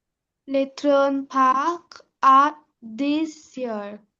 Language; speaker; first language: French; non-native, learner; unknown